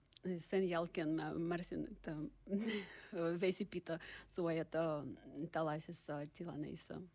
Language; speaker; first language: Finnish; non-native, learner; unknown